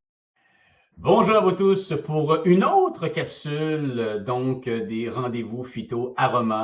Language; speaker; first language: French; native; French